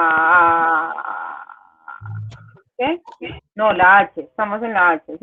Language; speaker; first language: Spanish; native; Spanish